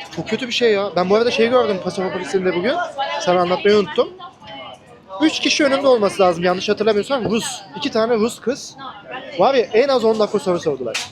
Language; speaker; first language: Turkish; native; Turkish